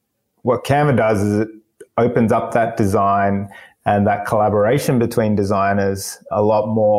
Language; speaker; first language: English; native; English